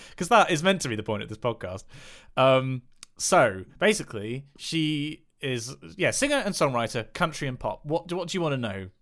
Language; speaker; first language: English; native; English